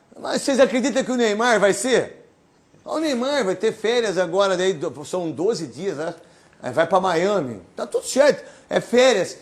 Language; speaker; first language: Portuguese; native; Portuguese